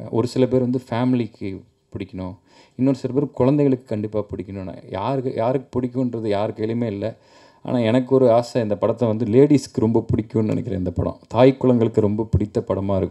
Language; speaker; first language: Tamil; native; Tamil